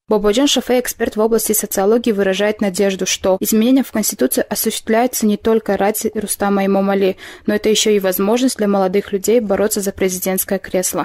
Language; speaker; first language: Russian; non-native, local second language; Tajik